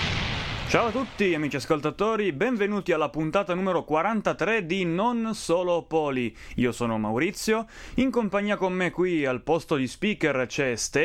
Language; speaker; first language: Italian; native; Italian